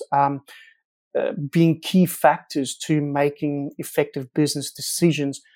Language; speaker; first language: English; non-native, local second language; Afrikaans